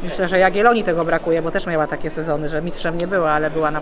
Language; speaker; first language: Polish; native; Polish